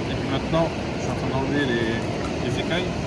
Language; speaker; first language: French; native; French